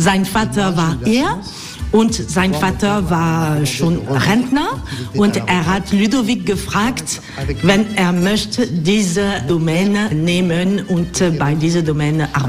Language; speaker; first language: German; non-native, fluent; French